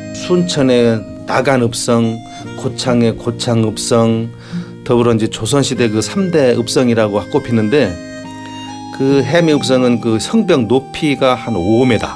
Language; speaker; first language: Korean; native; Korean